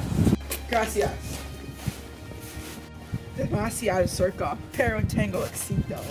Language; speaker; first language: Spanish; non-native, learner; English